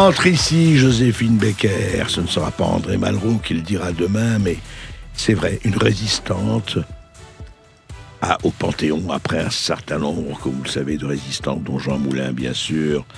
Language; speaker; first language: French; native; French